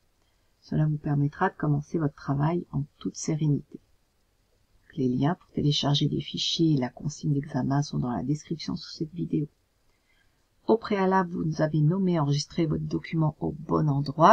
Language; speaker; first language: French; native; French